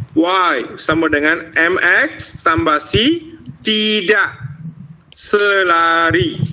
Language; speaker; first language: Malay; non-native, local second language; Tamil